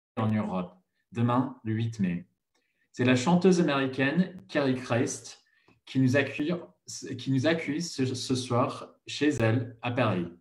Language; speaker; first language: French; non-native, fluent; English